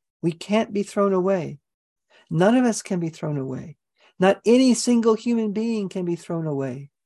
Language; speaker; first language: English; native; English